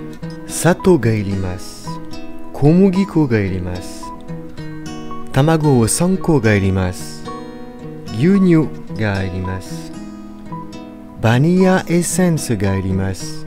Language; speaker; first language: Japanese; non-native, learner; French